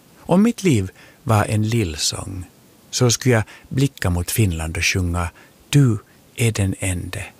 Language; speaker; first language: Swedish; native; Swedish